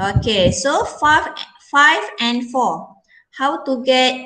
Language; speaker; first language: English; non-native, local second language; Malay